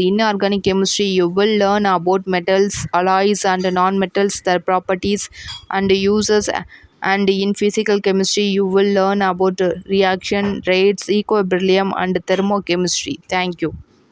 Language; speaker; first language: English; non-native, local second language; Tamil